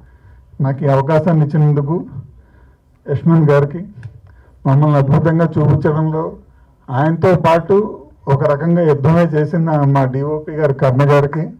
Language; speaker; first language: Telugu; native; Telugu